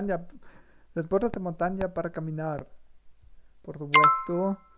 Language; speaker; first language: Spanish; non-native, learner; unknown